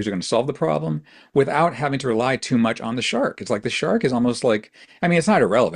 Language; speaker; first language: English; native; English